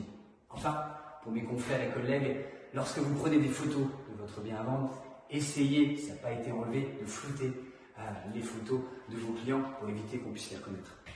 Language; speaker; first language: French; native; French